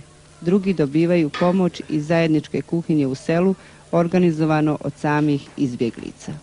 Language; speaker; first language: Bosnian; native; Bosnian